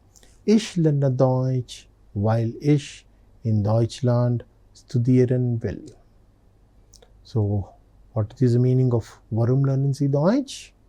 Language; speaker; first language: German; non-native, fluent; Telugu